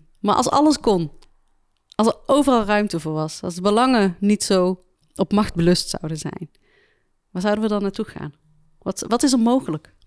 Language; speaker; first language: Dutch; early bilingual, other home language; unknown